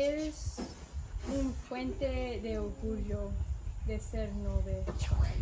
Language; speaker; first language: Spanish; non-native, learner; English